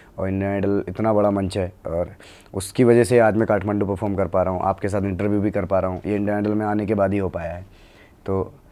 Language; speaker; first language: Hindi; native; Hindi